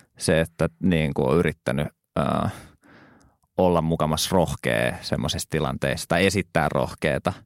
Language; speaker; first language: Finnish; native; Finnish